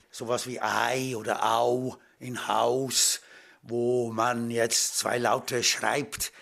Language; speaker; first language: German; native; German